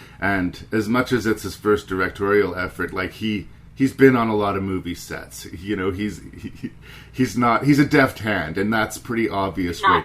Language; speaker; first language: English; native; English